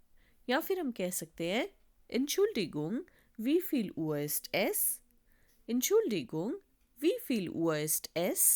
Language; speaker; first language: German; non-native, fluent; Hindi